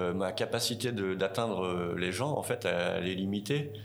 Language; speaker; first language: French; native; French